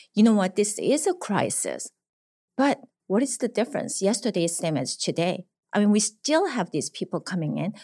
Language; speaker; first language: English; non-native, fluent; Korean